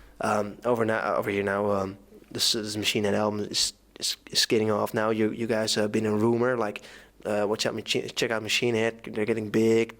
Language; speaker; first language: English; non-native, fluent; Dutch